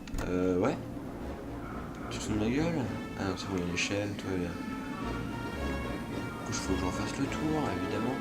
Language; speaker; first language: French; native; French